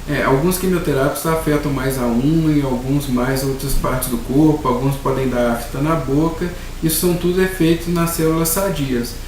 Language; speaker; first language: Portuguese; native; Portuguese